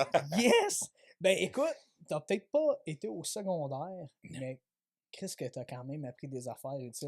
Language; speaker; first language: French; native; French